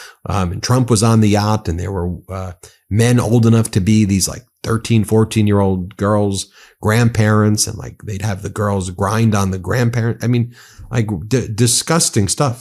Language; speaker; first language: English; native; English